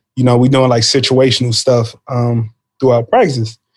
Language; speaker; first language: English; native; English